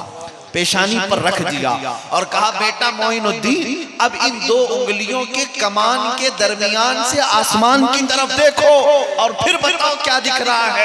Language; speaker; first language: Urdu; native; Urdu